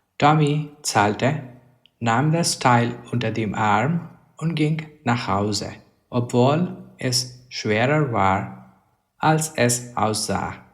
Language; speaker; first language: German; non-native, learner; English